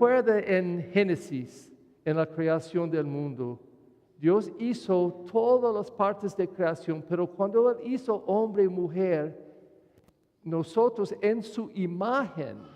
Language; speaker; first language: Spanish; non-native, fluent; English